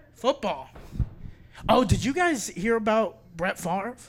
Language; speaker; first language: English; native; English